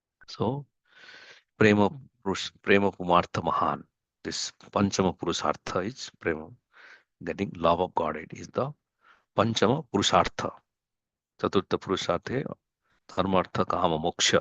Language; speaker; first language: English; non-native, fluent; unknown